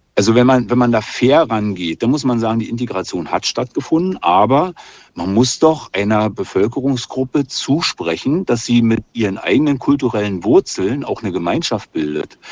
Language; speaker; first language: German; native; German